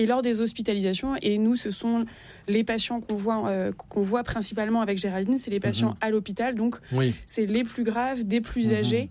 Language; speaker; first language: French; native; French